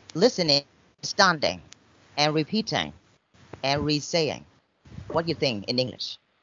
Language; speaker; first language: English; non-native, fluent; Vietnamese